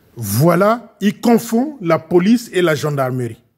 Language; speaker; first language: French; non-native, local second language; Lingala